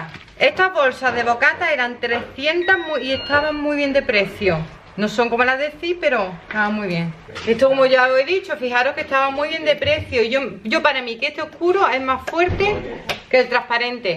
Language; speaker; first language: Spanish; native; Spanish